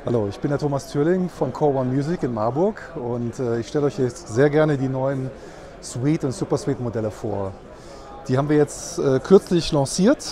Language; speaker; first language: German; native; German